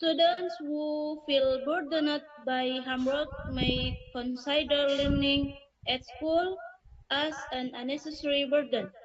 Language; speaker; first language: English; non-native, learner; Indonesian